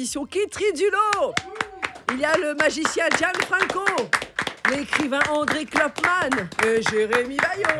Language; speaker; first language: French; native; French